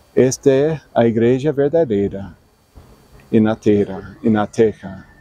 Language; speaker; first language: Portuguese; non-native, learner; English